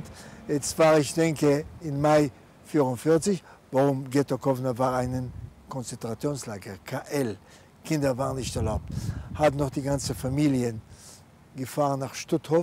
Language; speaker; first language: German; non-native, fluent; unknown